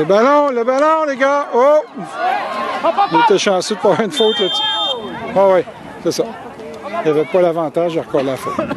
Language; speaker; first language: French; native; French